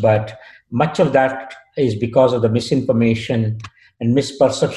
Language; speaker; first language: English; non-native, local second language; Kannada